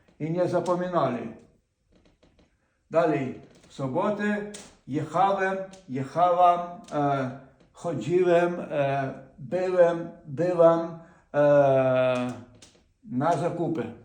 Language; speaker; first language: Polish; non-native, fluent; Ukrainian